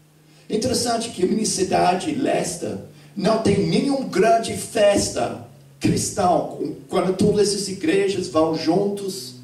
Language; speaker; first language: Portuguese; non-native, fluent; English